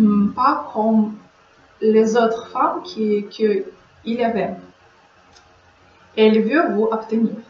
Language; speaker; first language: French; non-native, learner; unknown